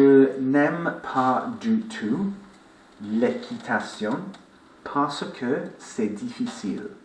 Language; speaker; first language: French; non-native, fluent; English